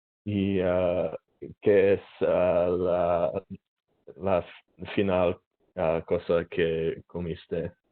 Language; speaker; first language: Spanish; non-native, learner; English